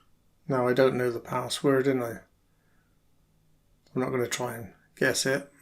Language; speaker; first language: English; native; English